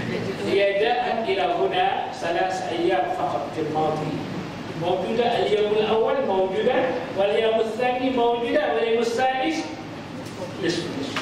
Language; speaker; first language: Arabic; non-native, fluent; Malay